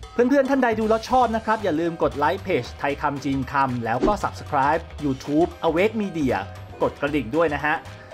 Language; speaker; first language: Thai; native; Thai